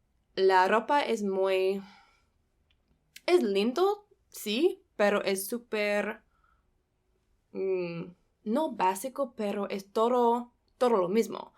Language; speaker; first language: Spanish; non-native, fluent; English